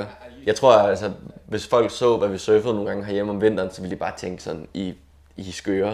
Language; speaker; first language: Danish; native; Danish